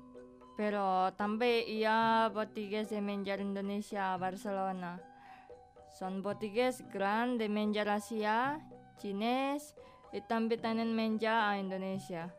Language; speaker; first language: Catalan; non-native, learner; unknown